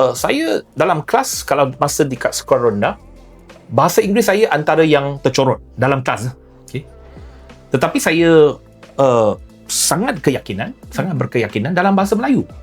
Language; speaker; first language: Malay; non-native, local second language; Chinese